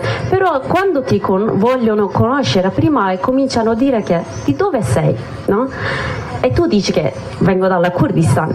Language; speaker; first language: Italian; non-native, learner; Kurdish